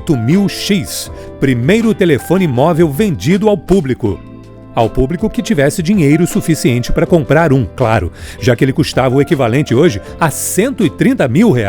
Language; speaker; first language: Portuguese; native; Portuguese